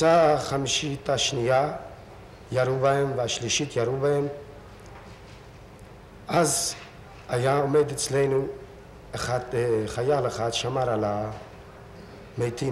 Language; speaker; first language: Hebrew; non-native, fluent; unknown